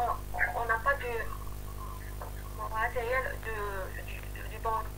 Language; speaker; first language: French; non-native, learner; Arabic